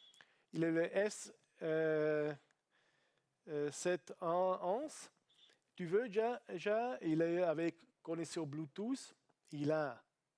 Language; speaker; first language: French; non-native, learner; Italian